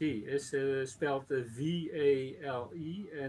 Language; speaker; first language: Spanish; non-native, learner; Dutch